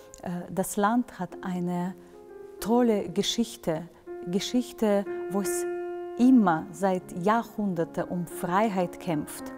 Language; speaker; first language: German; non-native, fluent; Ukrainian